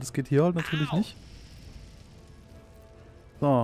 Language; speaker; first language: German; native; German